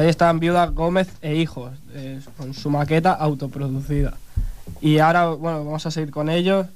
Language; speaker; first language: Spanish; native; Spanish